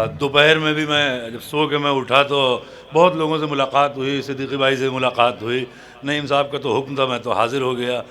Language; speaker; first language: Urdu; native; Urdu